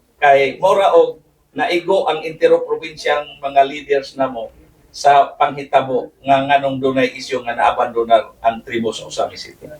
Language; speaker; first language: Cebuano; non-native, local second language; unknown